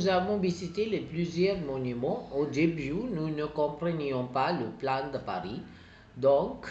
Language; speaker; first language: French; non-native, fluent; Tamil